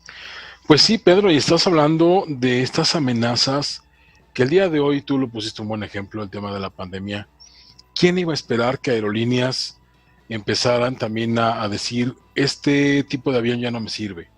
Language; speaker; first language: Spanish; native; Spanish